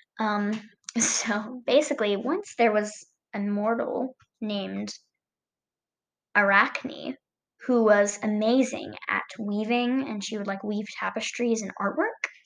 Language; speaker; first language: English; native; English